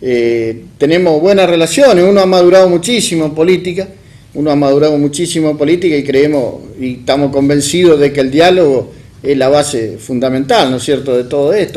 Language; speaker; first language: Spanish; native; Spanish